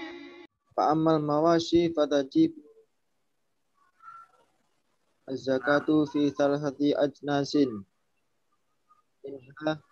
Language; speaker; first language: Arabic; non-native, learner; Indonesian